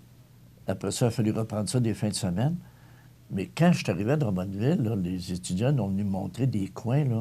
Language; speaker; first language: French; native; French